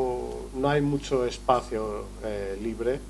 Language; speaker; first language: Spanish; non-native, learner; Greek